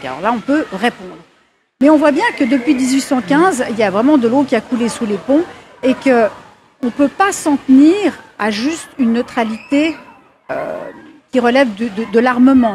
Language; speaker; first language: French; native; French